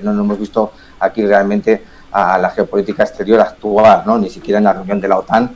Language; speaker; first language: Spanish; native; Spanish